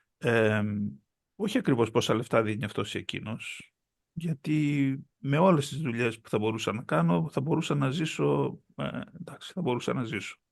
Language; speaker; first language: Greek; early bilingual, heritage; Greek